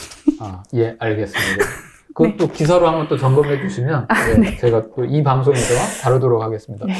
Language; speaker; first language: Korean; native; Korean